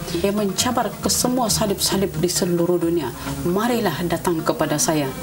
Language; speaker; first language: Malay; non-native, local second language; Central Dusun